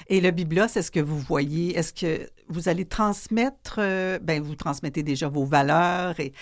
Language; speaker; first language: French; native; French